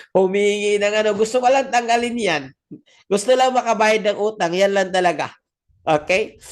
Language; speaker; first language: Filipino; non-native, local second language; Cebuano